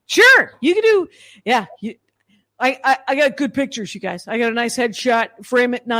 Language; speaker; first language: English; native; English